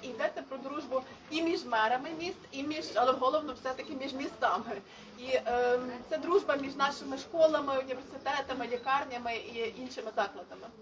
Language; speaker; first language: Ukrainian; native; Ukrainian